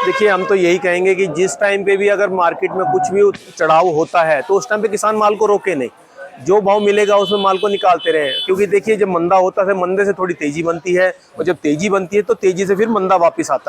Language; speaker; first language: Hindi; native; Hindi